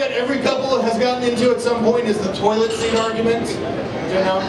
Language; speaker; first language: English; native; English